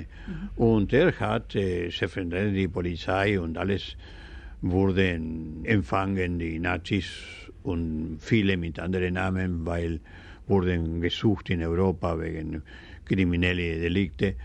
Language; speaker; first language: German; early bilingual, heritage; German